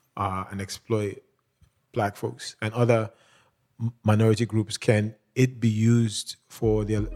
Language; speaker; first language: English; non-native, local second language; Yoruba